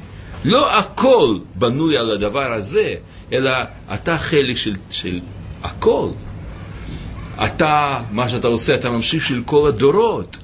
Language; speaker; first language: Hebrew; native; Hebrew